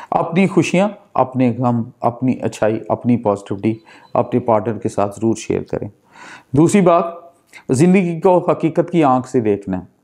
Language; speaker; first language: Urdu; non-native, local second language; Punjabi